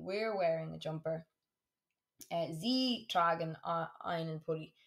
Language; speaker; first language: German; non-native, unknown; English